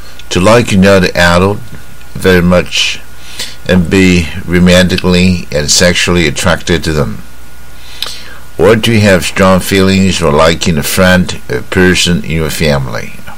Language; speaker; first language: English; non-native, fluent; Chinese